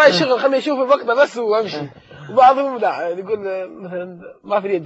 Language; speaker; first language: Arabic; native; Arabic